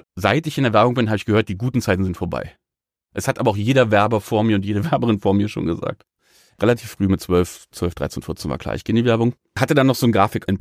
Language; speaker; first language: German; native; German